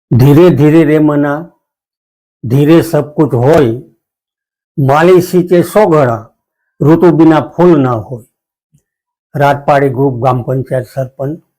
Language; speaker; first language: Gujarati; native; Gujarati